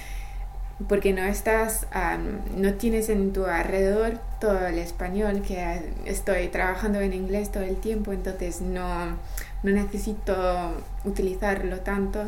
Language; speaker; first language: Spanish; non-native, fluent; English